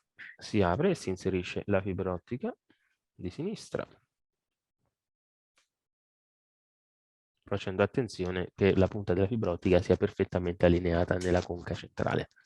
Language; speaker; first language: Italian; native; Italian